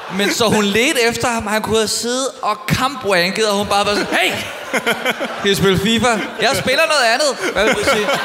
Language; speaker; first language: Danish; early bilingual, other home language; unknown